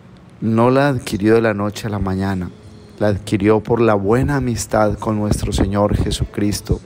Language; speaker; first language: Spanish; native; Spanish